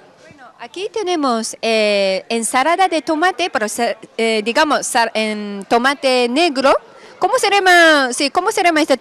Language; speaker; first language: Spanish; non-native, fluent; Japanese